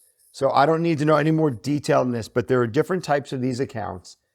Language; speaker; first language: English; native; English